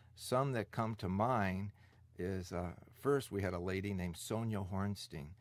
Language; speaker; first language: English; native; English